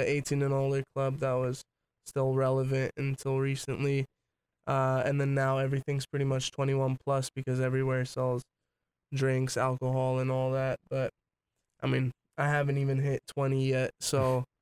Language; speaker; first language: English; native; English